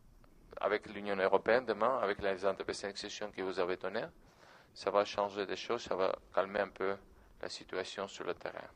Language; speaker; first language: French; non-native, learner; Georgian